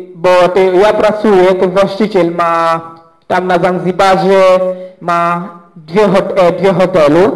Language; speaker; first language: Polish; non-native, learner; Swahili